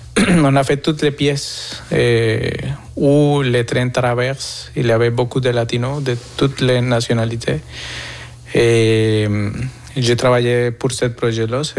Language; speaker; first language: French; non-native, fluent; Spanish